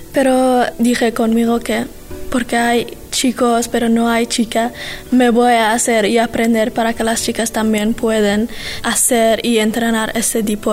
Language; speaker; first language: Spanish; non-native, learner; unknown